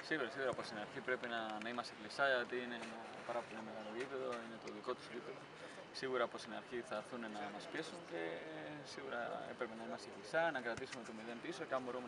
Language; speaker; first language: Greek; non-native, fluent; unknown